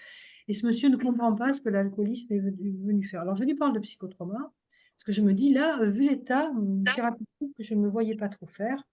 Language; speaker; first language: French; native; French